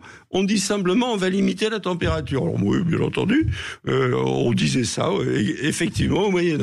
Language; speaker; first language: French; native; French